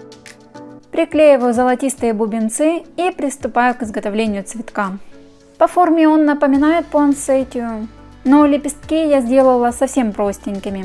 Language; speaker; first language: Russian; native; Russian